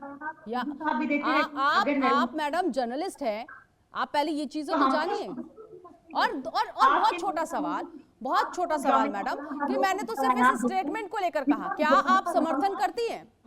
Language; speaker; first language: Hindi; native; Hindi